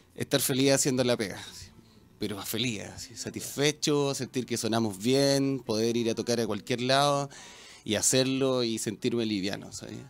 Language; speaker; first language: Spanish; native; Spanish